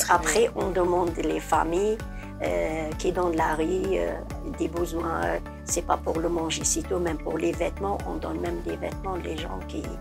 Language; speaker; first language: French; non-native, learner; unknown